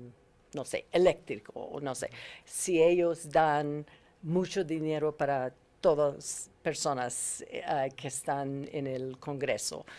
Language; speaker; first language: Spanish; non-native, learner; English